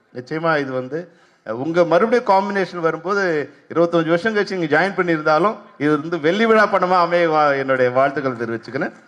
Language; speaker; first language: Tamil; native; Tamil